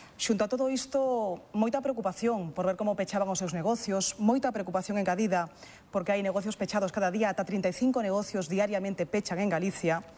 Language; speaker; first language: Galician; non-native, local second language; Spanish